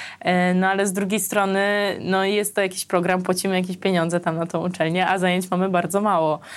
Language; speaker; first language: Polish; early bilingual, other home language; Armenian